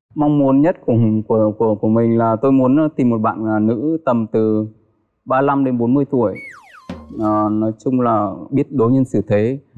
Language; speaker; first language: Vietnamese; native; Vietnamese